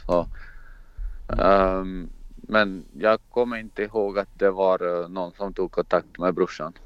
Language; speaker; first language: Swedish; non-native, fluent; Croatian